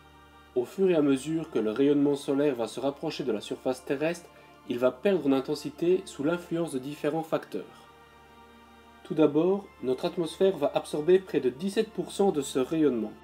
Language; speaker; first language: French; native; French